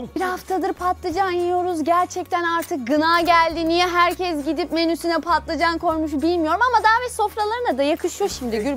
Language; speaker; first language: Turkish; native; Turkish